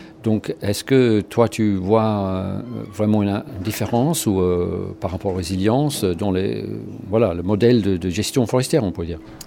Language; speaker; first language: French; native; French